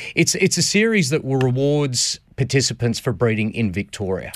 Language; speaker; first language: English; native; English